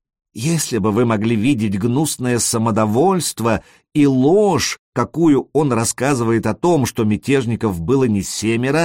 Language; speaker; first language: Russian; native; Russian